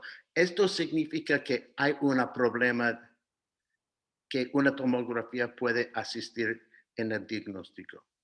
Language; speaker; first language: Spanish; non-native, fluent; English